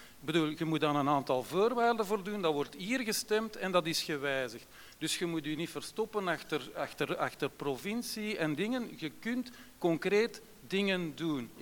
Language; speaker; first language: Dutch; native; Dutch